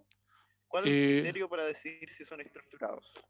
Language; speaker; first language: Spanish; native; Spanish